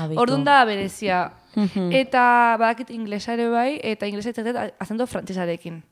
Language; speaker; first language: Basque; early bilingual, heritage; Basque